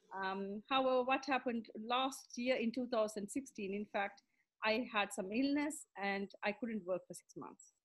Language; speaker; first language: English; non-native, local second language; Tamil